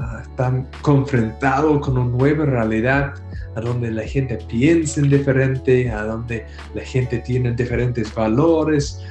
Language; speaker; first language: Spanish; non-native, fluent; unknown